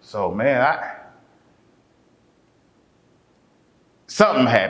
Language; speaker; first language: English; native; English